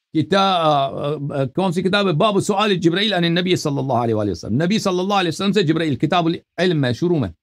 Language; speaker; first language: Urdu; non-native, fluent; Persian